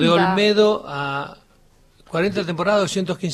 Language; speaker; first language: Spanish; native; Spanish